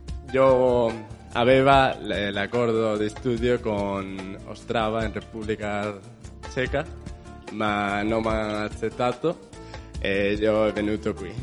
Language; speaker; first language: Italian; non-native, learner; Spanish